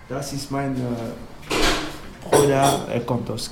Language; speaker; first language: German; non-native, learner; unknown